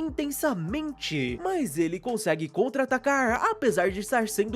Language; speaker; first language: Portuguese; native; Portuguese